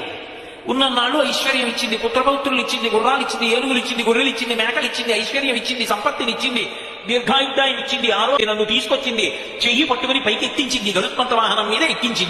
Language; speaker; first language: Telugu; native; Telugu